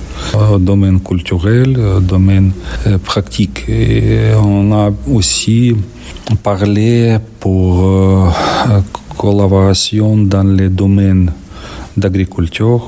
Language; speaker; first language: French; non-native, learner; Ukrainian